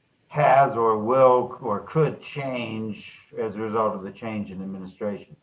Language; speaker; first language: English; native; English